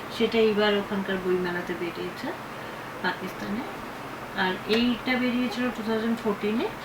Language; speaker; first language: Bangla; early bilingual, heritage; Bangla